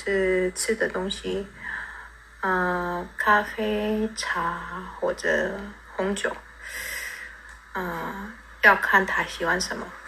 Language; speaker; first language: Chinese; non-native, fluent; Russian